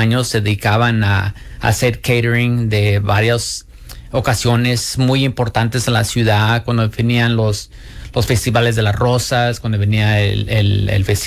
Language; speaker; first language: Spanish; early bilingual, heritage; Spanish